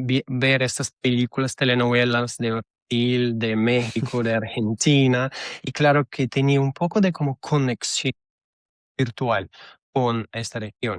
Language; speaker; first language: Spanish; non-native, fluent; Russian